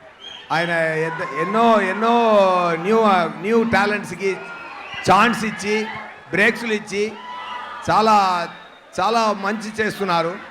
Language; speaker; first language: Telugu; non-native, learner; Tamil